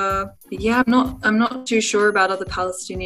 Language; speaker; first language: English; native; English